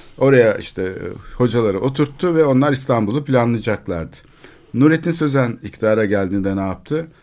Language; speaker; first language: Turkish; native; Turkish